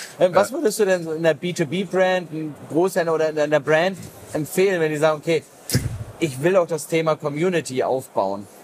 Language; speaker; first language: German; native; German